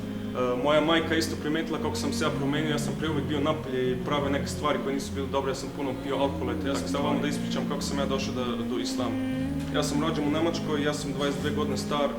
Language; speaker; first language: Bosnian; early bilingual, heritage; Bosnian